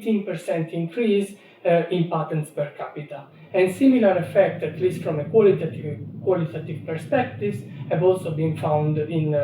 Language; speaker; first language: English; non-native, fluent; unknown